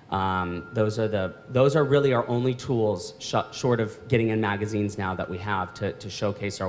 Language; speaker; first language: English; native; English